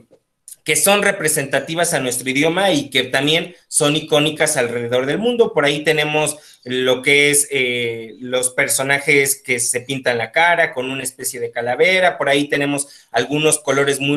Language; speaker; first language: Spanish; native; Spanish